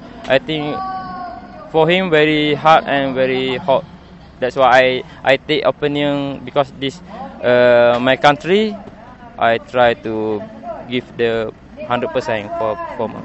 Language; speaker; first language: English; non-native, learner; Malay